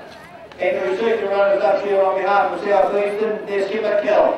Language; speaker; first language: English; native; English